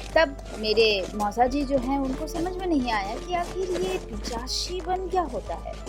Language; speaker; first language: Hindi; non-native, local second language; Bangla